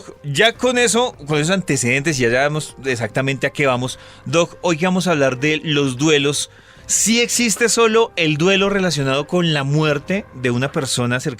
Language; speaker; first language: Spanish; native; Spanish